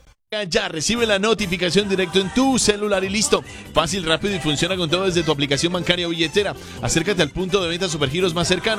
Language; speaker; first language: Spanish; native; Spanish